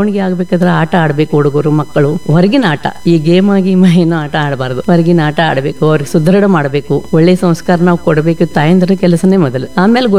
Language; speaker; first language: Kannada; non-native, local second language; Marathi